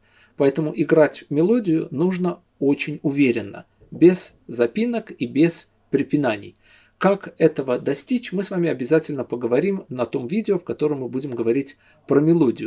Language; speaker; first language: Russian; native; Russian